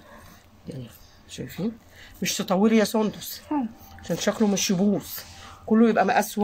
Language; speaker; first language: Arabic; native; Arabic